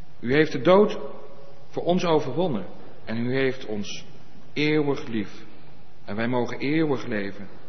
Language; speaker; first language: Dutch; native; Dutch